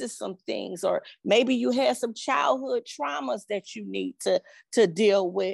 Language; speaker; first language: English; native; English